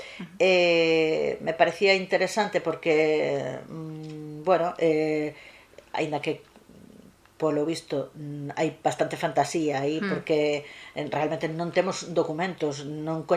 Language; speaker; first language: Galician; native; Galician